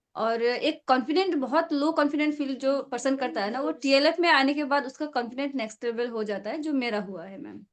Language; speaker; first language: Hindi; non-native, local second language; Assamese